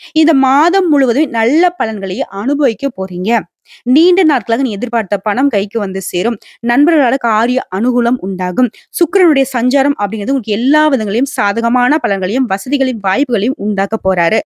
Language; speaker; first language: Tamil; native; Tamil